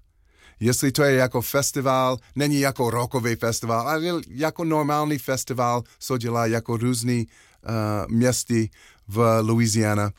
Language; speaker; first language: Czech; non-native, fluent; English